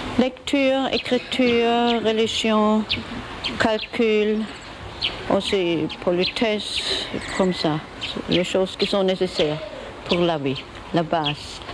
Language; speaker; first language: French; non-native, learner; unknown